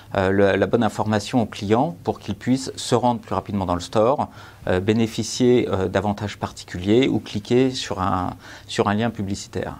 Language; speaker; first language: French; native; French